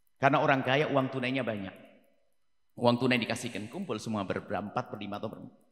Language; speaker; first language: Indonesian; native; Indonesian